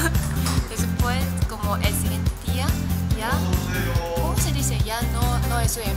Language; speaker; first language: Spanish; non-native, learner; Korean